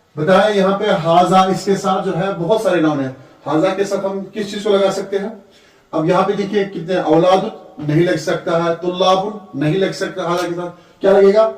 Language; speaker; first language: Urdu; non-native, local second language; Kashmiri